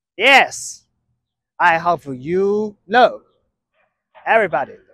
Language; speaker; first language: English; non-native, learner; Chinese